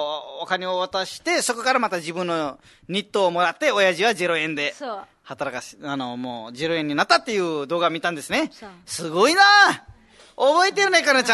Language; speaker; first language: Japanese; native; Japanese